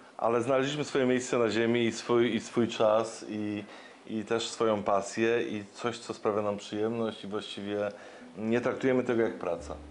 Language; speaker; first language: Polish; native; Polish